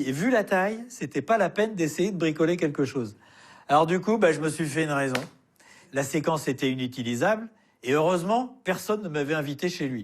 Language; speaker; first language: French; native; French